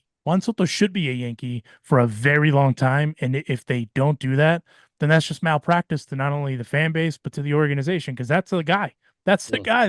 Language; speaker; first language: English; native; English